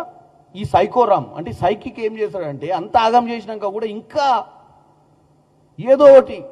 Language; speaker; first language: Telugu; native; Telugu